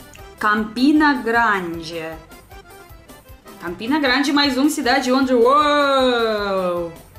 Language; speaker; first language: Portuguese; non-native, learner; Russian